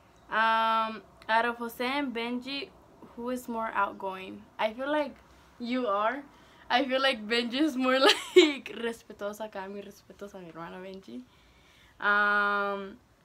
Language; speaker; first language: English; early bilingual, other home language; Spanish